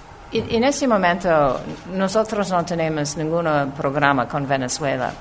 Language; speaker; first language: Spanish; non-native, fluent; English